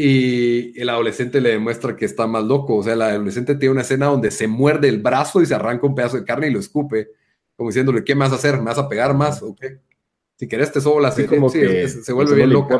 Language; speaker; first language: Spanish; native; Spanish